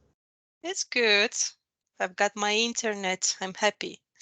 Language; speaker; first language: English; non-native, fluent; Russian